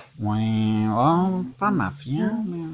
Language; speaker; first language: French; non-native, learner; Spanish